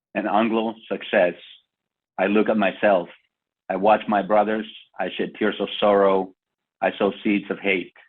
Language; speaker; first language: English; non-native, fluent; Spanish